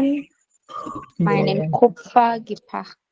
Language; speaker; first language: German; non-native, learner; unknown